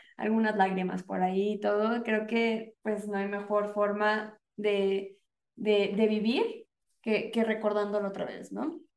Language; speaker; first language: Spanish; native; Spanish